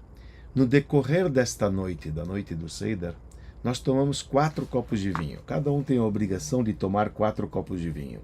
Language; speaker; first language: Portuguese; native; Portuguese